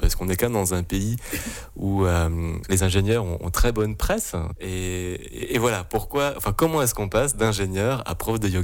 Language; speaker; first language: French; native; French